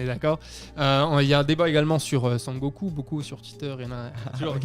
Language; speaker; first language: French; native; French